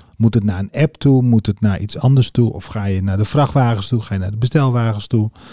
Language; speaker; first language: Dutch; native; Dutch